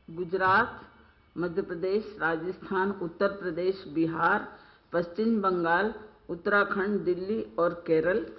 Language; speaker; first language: Hindi; native; Hindi